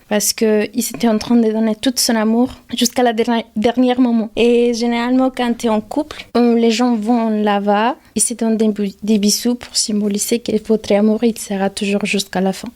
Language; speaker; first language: French; non-native, fluent; Spanish